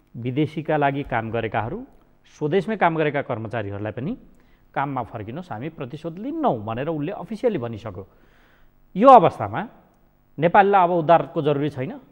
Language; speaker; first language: Nepali; native; Nepali